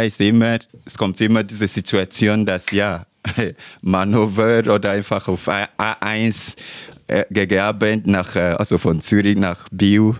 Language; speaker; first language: German; non-native, learner; English